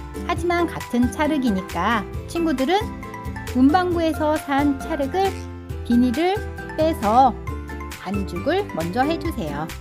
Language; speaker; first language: Korean; native; Korean